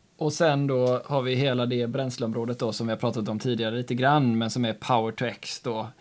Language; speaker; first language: Swedish; native; Swedish